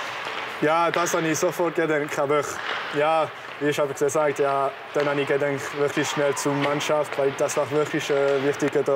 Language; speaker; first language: German; non-native, local second language; French